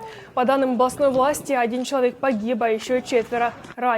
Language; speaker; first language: Russian; native; Russian